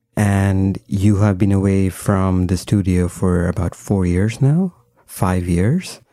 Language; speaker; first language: English; non-native, local second language; Hindi